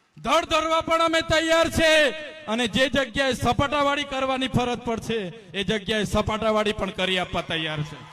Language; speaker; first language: Gujarati; non-native, local second language; Vasavi